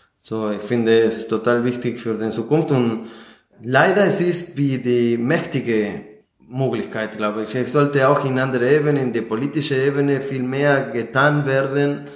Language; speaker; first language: German; non-native, fluent; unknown